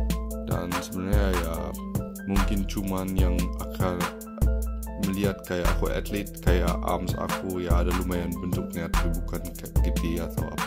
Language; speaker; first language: Indonesian; early bilingual, heritage; Indonesian